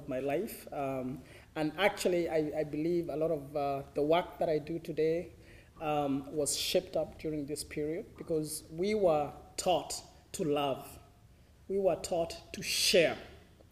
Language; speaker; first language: English; non-native, local second language; Kikuyu